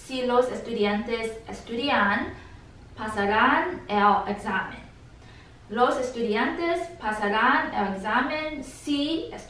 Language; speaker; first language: Spanish; non-native, learner; English